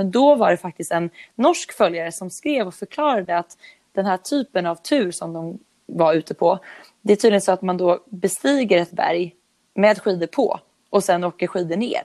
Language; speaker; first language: Swedish; native; Swedish